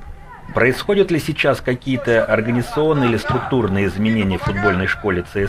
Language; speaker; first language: Russian; native; Russian